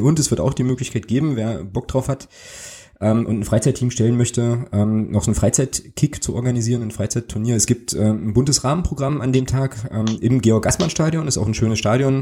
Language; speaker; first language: German; native; German